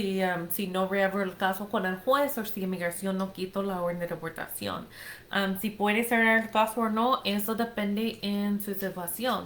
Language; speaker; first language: Spanish; non-native, fluent; English